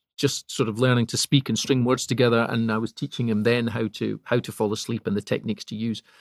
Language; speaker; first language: English; native; English